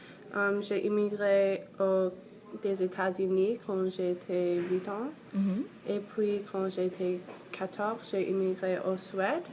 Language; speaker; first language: French; non-native, learner; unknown